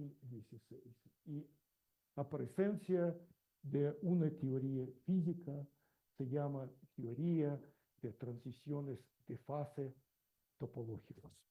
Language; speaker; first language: Spanish; non-native, learner; Russian